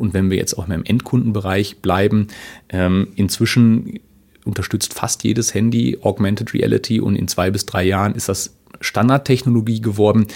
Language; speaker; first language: German; native; German